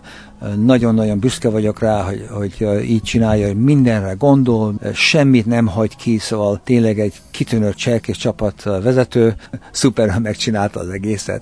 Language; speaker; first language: Hungarian; early bilingual, heritage; Hungarian